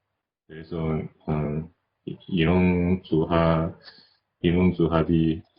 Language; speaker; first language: Korean; non-native, learner; Chinese